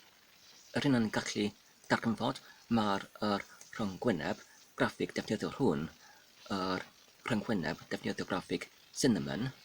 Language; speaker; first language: Welsh; non-native, fluent; English